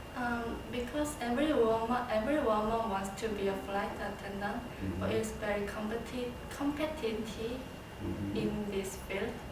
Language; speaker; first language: English; non-native, learner; Korean